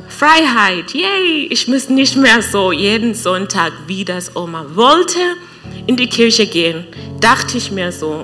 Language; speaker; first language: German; non-native, learner; English